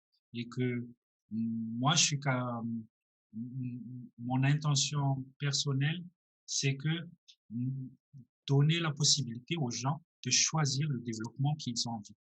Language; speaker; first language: French; non-native, local second language; Malagasy